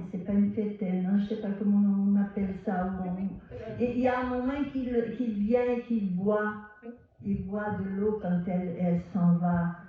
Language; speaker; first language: French; non-native, fluent; Portuguese